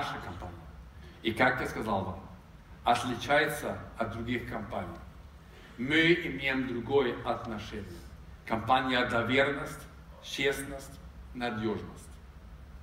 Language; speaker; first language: Russian; non-native, fluent; Swedish